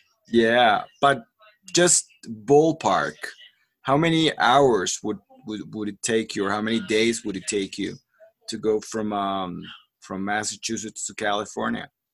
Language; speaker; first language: English; non-native, fluent; Spanish